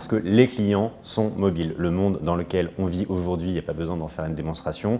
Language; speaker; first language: French; native; French